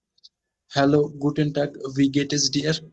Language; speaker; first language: German; non-native, learner; Bangla